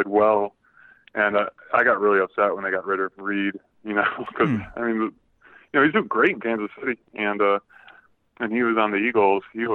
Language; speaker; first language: English; native; English